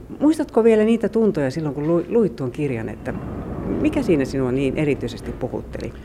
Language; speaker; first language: Finnish; native; Finnish